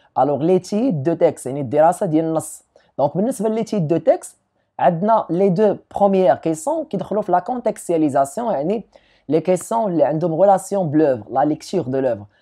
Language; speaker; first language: French; non-native, local second language; Arabic